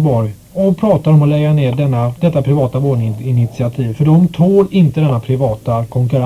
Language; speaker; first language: Swedish; native; Swedish